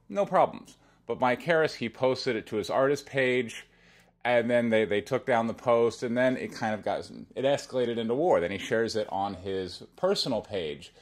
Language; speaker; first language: English; native; English